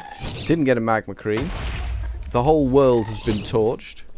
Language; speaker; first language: English; native; English